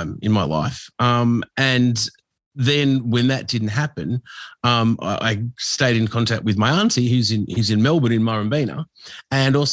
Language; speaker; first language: English; native; English